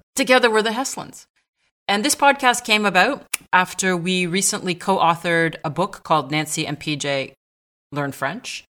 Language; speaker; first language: English; native; English